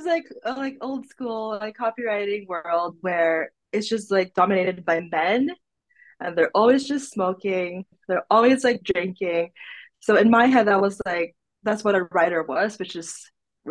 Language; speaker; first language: English; non-native, local second language; Filipino